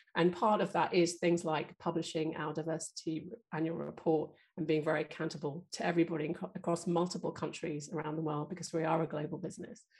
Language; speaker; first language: English; native; English